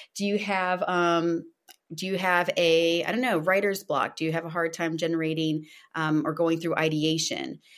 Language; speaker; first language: English; non-native, fluent; Portuguese